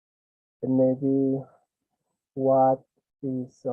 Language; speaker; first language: English; non-native, learner; Spanish